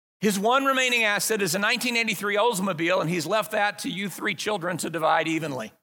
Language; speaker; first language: English; native; English